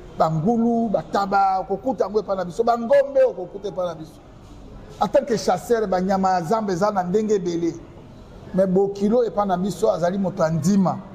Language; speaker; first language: Lingala; non-native, local second language; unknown